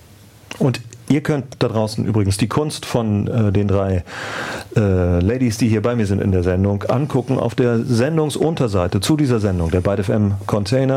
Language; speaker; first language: German; native; German